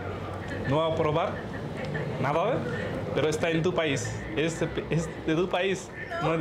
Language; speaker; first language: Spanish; non-native, learner; Hindi